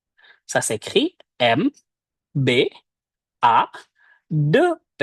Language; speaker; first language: French; non-native, fluent; Indonesian